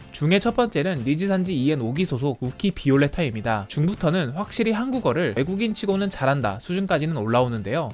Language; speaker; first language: Korean; native; Korean